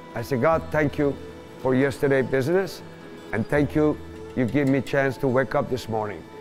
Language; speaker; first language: English; non-native, fluent; Persian